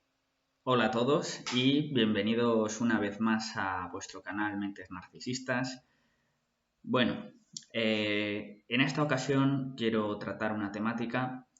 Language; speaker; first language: Spanish; native; Spanish